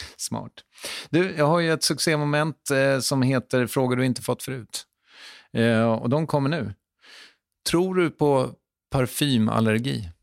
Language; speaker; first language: Swedish; native; Swedish